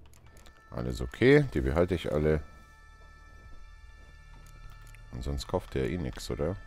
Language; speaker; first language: German; native; German